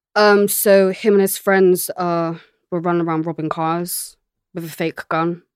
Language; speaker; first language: English; native; English